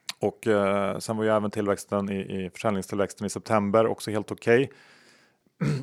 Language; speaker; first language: Swedish; native; Swedish